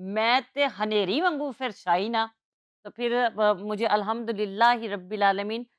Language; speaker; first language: Urdu; non-native, local second language; Punjabi